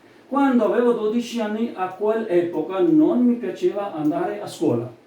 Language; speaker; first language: Italian; non-native, fluent; Urdu